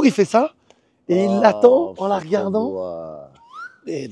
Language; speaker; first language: French; native; French